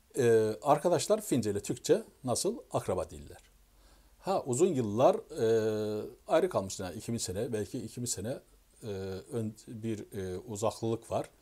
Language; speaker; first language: Turkish; native; Turkish